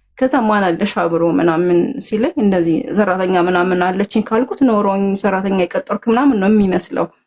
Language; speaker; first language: Amharic; native; Amharic